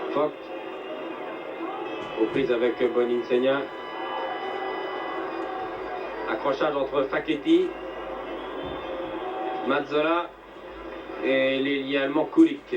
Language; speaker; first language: French; native; French